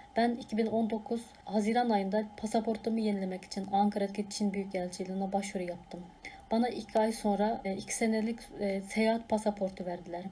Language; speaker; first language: Turkish; non-native, fluent; Uyghur